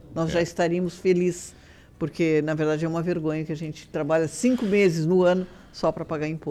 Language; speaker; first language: Portuguese; native; Portuguese